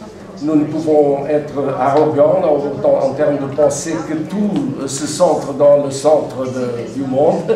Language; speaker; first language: French; non-native, fluent; Portuguese